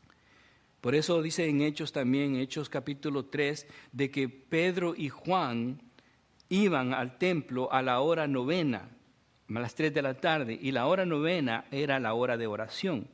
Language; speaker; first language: Spanish; native; Spanish